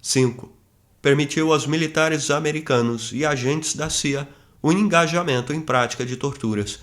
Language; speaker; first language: Portuguese; native; Portuguese